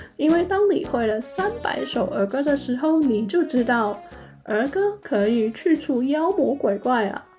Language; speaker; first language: Chinese; non-native, local second language; Cantonese